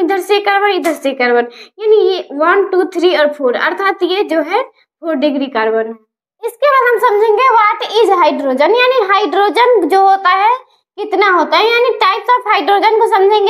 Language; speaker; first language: Hindi; native; Hindi